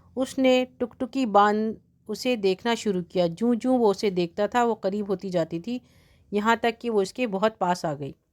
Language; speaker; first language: Urdu; native; Urdu